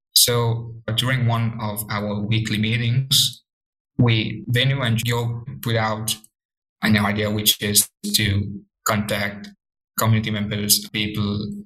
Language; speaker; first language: English; non-native, fluent; Morisyen